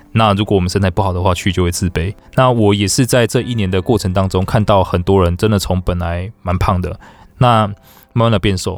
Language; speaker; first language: Chinese; native; Chinese